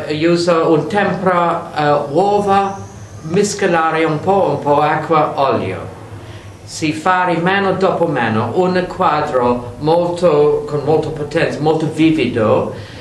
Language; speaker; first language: Italian; non-native, learner; English